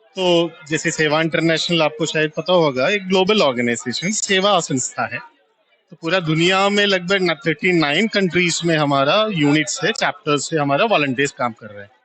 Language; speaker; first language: Hindi; non-native, local second language; Malayalam